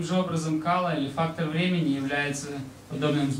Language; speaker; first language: Russian; native; Russian